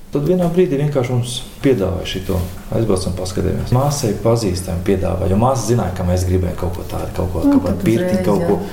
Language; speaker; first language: Latvian; non-native, local second language; Russian